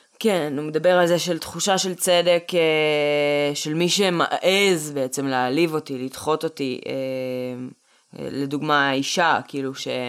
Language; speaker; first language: Hebrew; early bilingual, other home language; Russian